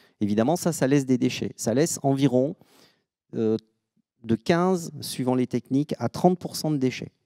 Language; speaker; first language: French; native; French